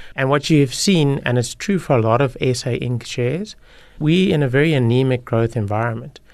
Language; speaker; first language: English; native; English